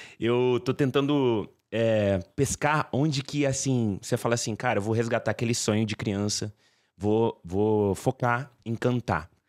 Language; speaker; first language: Portuguese; native; Portuguese